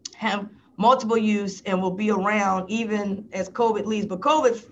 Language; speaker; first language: English; native; English